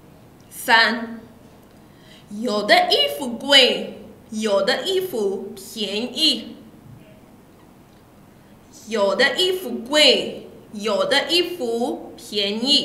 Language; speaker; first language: Chinese; non-native, fluent; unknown